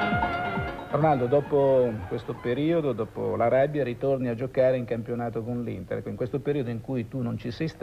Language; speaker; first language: Italian; native; Italian